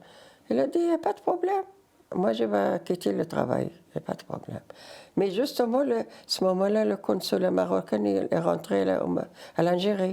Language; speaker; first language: French; non-native, learner; Riffian